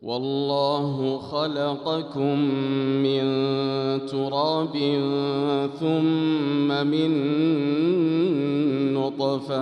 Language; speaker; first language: Arabic; native; Arabic